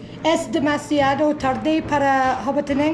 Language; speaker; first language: Spanish; non-native, learner; English